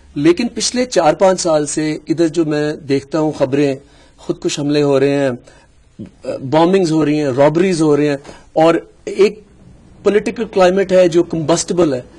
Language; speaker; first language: Urdu; native; Urdu